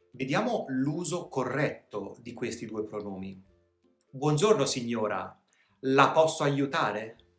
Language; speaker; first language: Italian; native; Italian